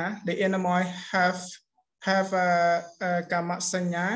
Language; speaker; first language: English; non-native, learner; Khmer